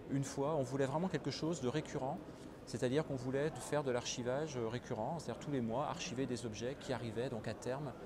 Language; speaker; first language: French; native; French